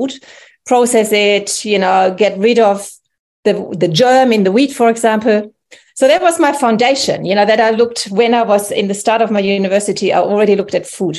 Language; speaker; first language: English; non-native, fluent; German